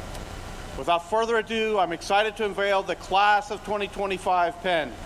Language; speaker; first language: English; native; English